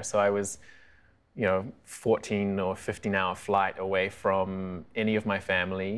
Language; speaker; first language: English; native; English